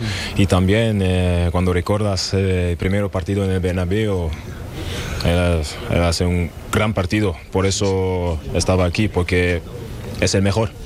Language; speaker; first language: Spanish; non-native, learner; German